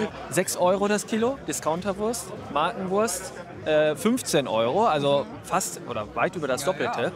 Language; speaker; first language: German; native; German